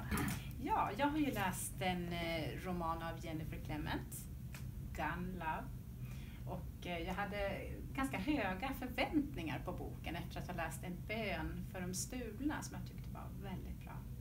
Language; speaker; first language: Swedish; native; Swedish